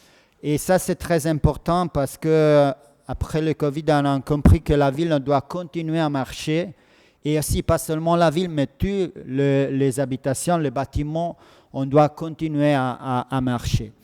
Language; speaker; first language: French; non-native, fluent; Italian